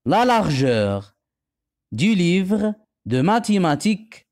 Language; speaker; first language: French; non-native, local second language; Arabic